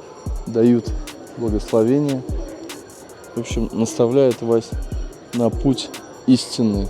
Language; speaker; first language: Russian; native; Russian